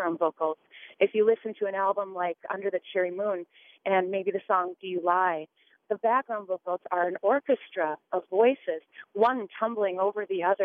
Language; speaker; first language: English; native; English